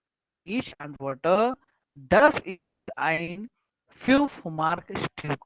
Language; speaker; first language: German; non-native, fluent; Marathi